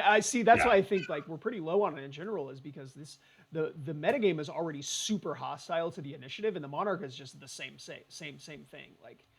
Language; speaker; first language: English; native; English